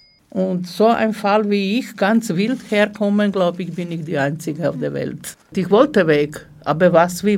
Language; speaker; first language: German; non-native, fluent; Serbian